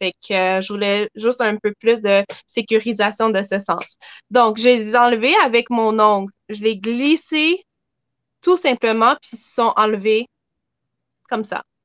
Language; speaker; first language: French; native; French